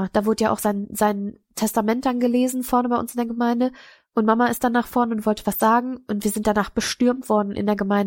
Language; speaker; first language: German; native; German